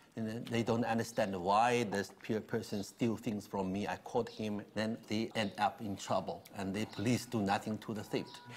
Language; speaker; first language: English; non-native, fluent; Chinese